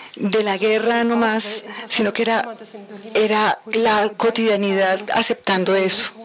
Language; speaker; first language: Spanish; non-native, fluent; Ukrainian